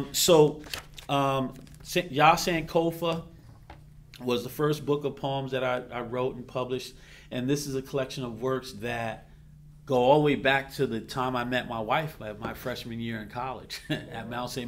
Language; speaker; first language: English; native; English